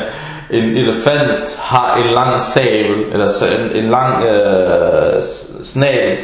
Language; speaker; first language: Danish; early bilingual, other home language; Arabic